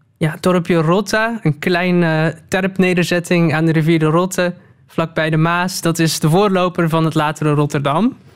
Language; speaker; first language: Dutch; native; Dutch